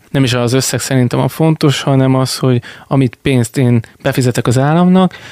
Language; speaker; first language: Hungarian; native; Hungarian